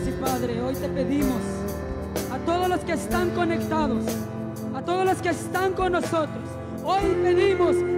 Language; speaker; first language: Spanish; native; Spanish